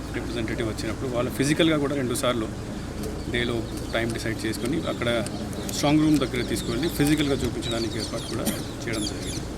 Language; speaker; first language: Telugu; non-native, fluent; Hindi